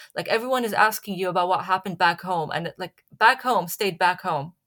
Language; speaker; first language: English; non-native, fluent; Arabic